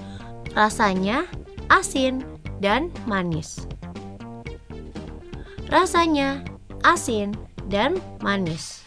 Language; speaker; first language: Indonesian; non-native, fluent; Dutch